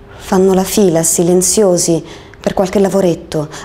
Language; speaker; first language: Italian; native; Italian